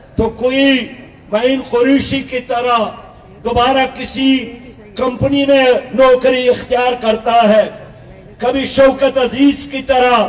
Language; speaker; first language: Urdu; non-native, local second language; Pashto